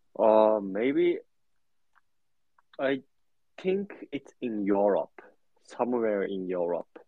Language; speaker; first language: English; non-native, learner; Japanese